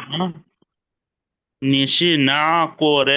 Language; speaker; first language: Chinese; non-native, learner; Bangla